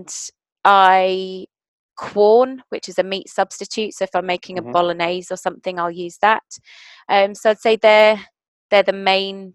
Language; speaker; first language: English; native; English